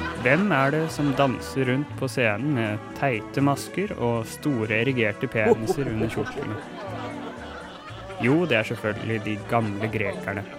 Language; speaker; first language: Norwegian; native; Norwegian